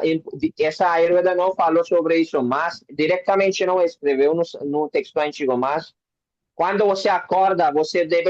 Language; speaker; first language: Portuguese; non-native, learner; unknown